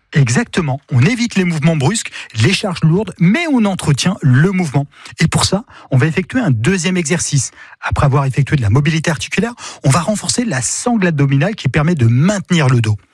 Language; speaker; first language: French; native; French